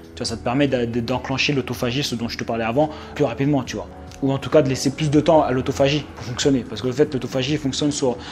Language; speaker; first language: French; native; French